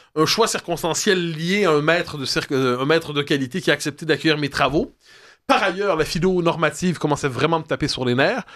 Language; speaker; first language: French; native; French